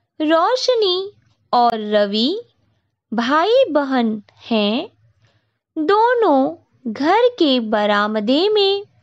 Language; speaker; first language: Hindi; non-native, local second language; Marathi